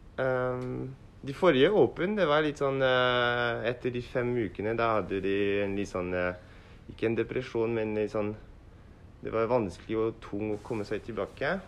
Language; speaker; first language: Norwegian; non-native, learner; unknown